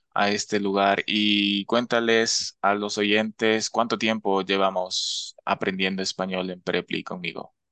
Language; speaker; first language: Spanish; native; Spanish